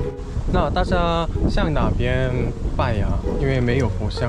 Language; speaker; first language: Chinese; non-native, fluent; Korean